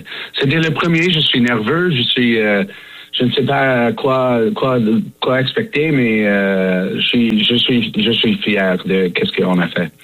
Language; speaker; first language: French; non-native, fluent; English